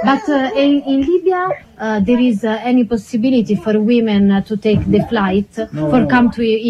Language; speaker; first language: English; non-native, learner; Italian